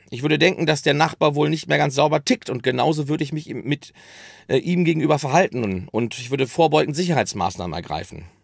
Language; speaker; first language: German; native; German